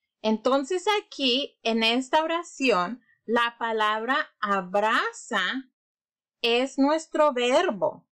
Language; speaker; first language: Spanish; early bilingual, heritage; Spanish